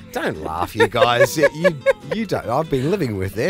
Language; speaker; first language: English; native; English